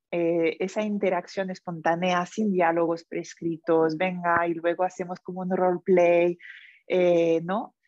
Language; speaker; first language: Spanish; non-native, fluent; French